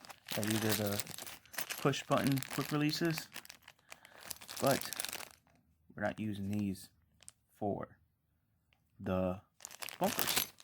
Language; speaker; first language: English; native; English